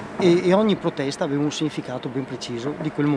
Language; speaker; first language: Italian; native; Italian